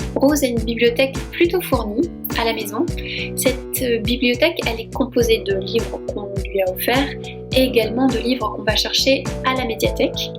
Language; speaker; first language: French; native; French